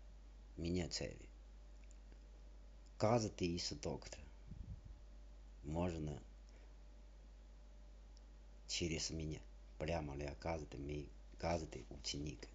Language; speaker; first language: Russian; non-native, learner; Chinese